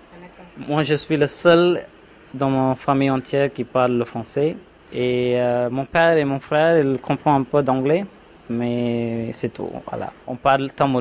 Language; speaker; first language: French; non-native, fluent; Tamil